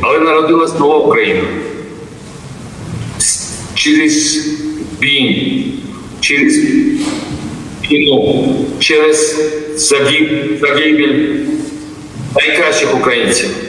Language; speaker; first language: Ukrainian; non-native, fluent; Georgian